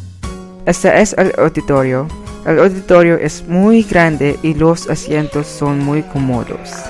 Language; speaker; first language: Spanish; non-native, learner; English